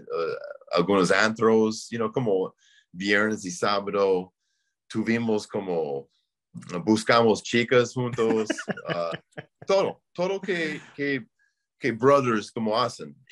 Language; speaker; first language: Spanish; non-native, learner; English